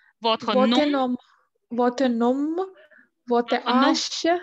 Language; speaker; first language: French; non-native, learner; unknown